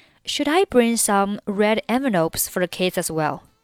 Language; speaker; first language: English; non-native, fluent; Chinese